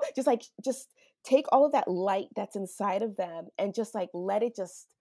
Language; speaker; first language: English; native; English